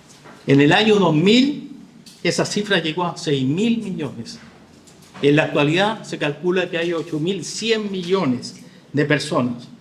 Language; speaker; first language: Spanish; native; Spanish